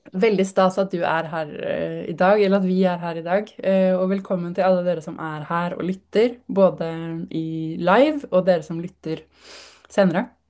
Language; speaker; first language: Norwegian; native; Norwegian